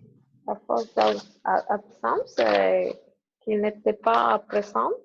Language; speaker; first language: French; non-native, learner; Spanish